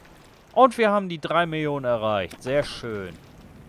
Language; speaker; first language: German; native; German